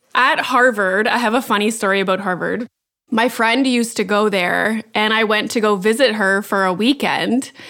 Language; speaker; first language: English; native; English